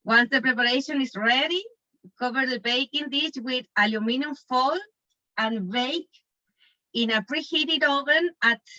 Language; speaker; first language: English; non-native, learner; Spanish